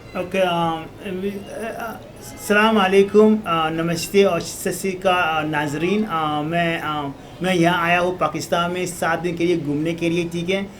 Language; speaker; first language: Hindi; non-native, learner; Arabic